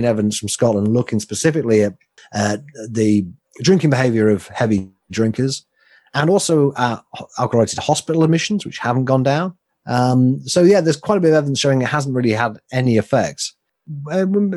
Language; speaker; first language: English; native; English